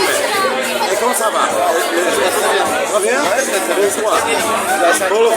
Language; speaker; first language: French; non-native, learner; Catalan